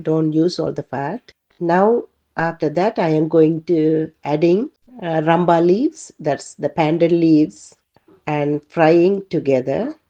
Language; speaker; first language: English; non-native, local second language; Tamil